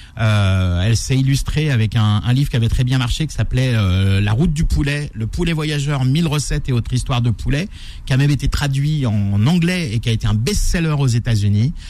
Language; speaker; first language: French; native; French